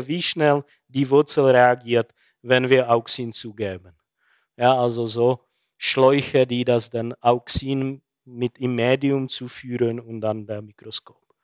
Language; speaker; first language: German; non-native, fluent; Czech